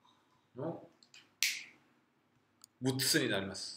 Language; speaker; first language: Japanese; non-native, fluent; Korean